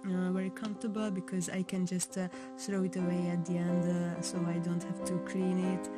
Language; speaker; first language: English; non-native, fluent; Hungarian